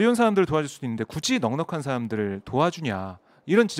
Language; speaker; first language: Korean; native; Korean